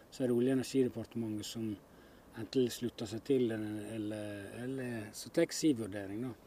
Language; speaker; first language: Norwegian; native; Norwegian